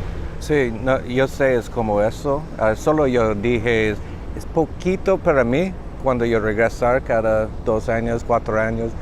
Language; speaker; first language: Spanish; non-native, learner; English